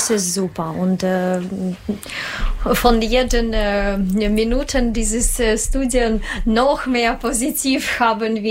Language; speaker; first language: German; non-native, learner; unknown